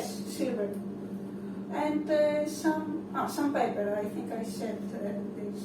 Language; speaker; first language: English; non-native, learner; Greek